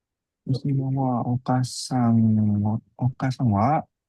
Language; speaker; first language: Japanese; non-native, learner; Indonesian